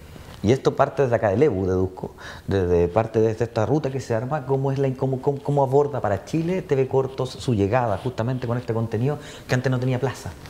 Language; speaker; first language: Spanish; native; Spanish